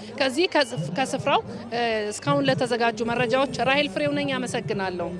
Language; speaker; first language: Amharic; native; Amharic